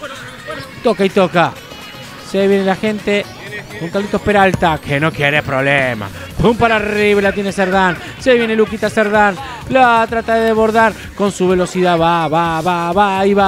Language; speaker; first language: Spanish; native; Spanish